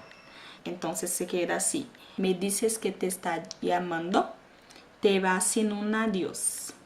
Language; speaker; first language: Spanish; non-native, fluent; Portuguese